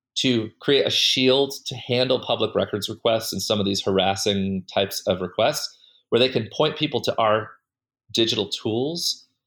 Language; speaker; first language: English; native; English